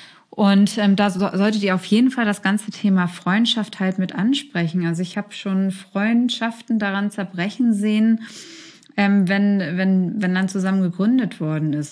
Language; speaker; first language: German; native; German